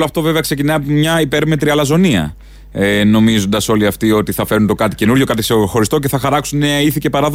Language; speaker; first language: Greek; native; Greek